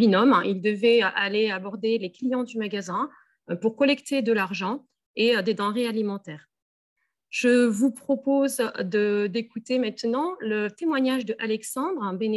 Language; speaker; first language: French; native; French